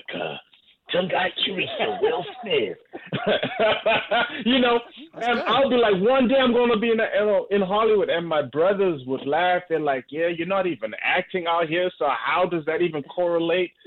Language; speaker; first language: English; non-native, local second language; Shona